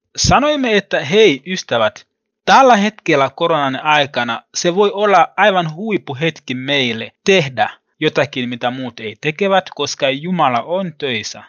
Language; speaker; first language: Finnish; non-native, learner; Swahili